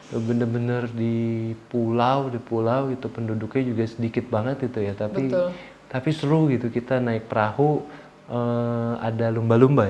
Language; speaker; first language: Indonesian; native; Indonesian